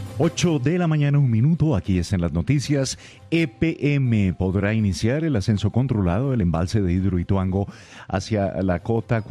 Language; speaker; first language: Spanish; native; Spanish